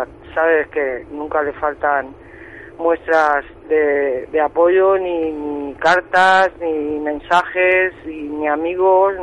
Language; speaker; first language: Spanish; native; Spanish